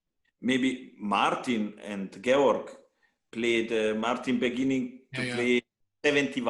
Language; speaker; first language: English; non-native, learner; Hungarian